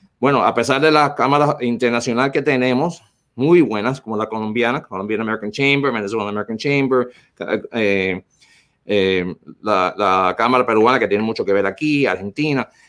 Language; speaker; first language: Spanish; early bilingual, heritage; Spanish